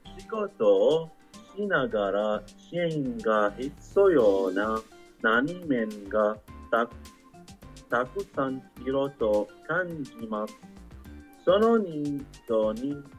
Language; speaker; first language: Japanese; non-native, fluent; Arabic